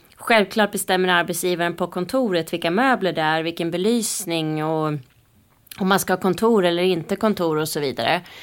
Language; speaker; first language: Swedish; native; Swedish